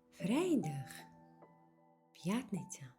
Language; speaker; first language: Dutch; non-native, fluent; Ukrainian